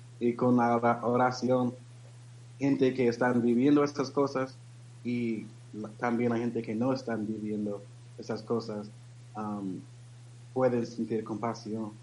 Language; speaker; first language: Spanish; non-native, learner; English